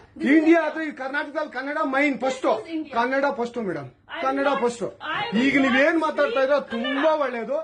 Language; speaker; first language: Kannada; native; Kannada